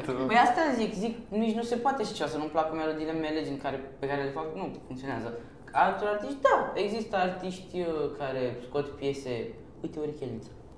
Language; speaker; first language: Romanian; early bilingual, other home language; Persian